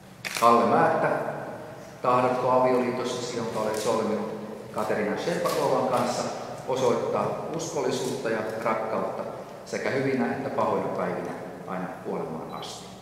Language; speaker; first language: Finnish; native; Finnish